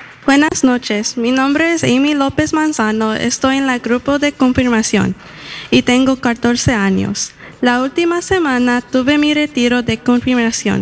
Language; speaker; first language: Spanish; early bilingual, heritage; Spanish